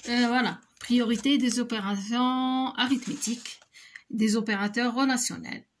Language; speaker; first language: French; non-native, local second language; Arabic